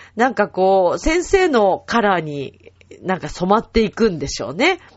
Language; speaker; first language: Japanese; native; Japanese